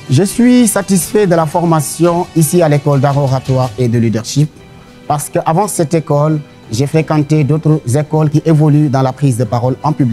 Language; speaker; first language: French; non-native, local second language; Wolof